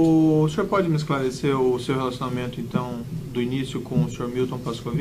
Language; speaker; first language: Portuguese; native; Portuguese